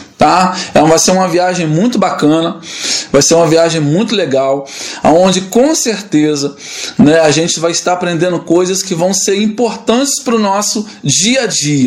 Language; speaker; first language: Portuguese; native; Portuguese